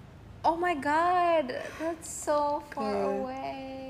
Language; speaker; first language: English; non-native, fluent; Indonesian